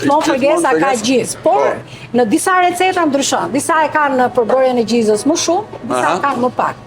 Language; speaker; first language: Albanian; native; Albanian